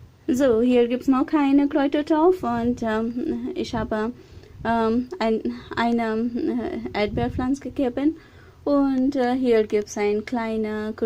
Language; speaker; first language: German; non-native, learner; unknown